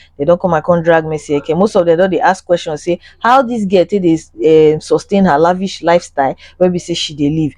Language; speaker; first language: Nigerian Pidgin; non-native, local second language; Yoruba